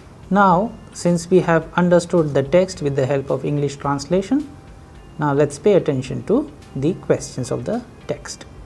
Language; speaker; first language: English; non-native, local second language; Hindi